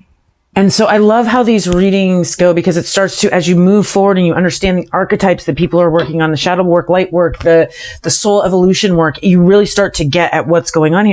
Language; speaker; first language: English; native; English